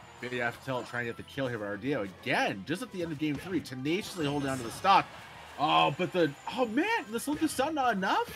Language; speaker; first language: English; native; English